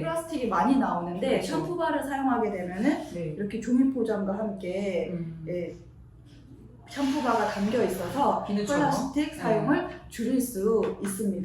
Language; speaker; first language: Korean; native; Korean